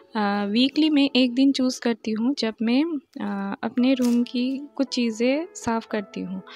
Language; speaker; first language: Hindi; non-native, local second language; Bangla